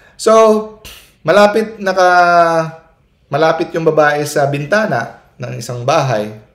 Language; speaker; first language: Filipino; non-native, local second language; Cebuano